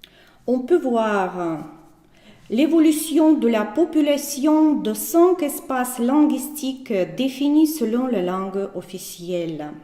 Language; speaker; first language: French; non-native, fluent; Russian